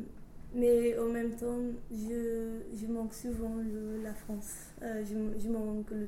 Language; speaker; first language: French; non-native, learner; English